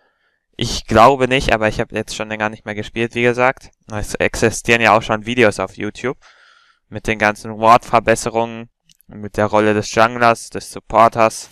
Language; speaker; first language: German; native; German